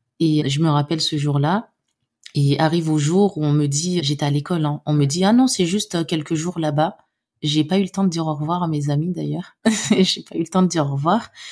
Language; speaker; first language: French; non-native, local second language; Haitian Creole